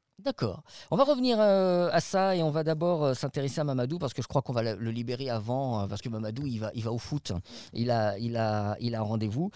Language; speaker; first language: French; native; French